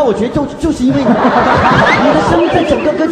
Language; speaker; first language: Chinese; native; Chinese